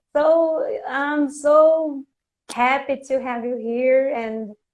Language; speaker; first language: English; non-native, fluent; Portuguese